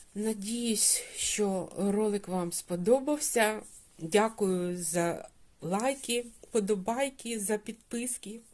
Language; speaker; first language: Ukrainian; non-native, local second language; Russian